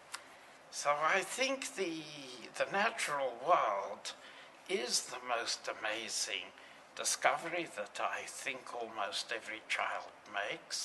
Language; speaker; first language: English; native; English